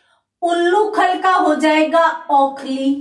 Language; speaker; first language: Hindi; native; Hindi